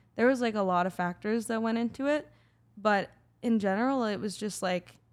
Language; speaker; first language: English; native; English